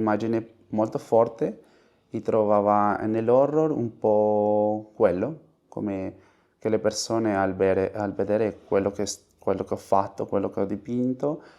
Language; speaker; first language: Italian; non-native, fluent; Spanish